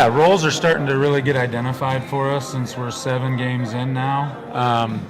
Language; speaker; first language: English; native; English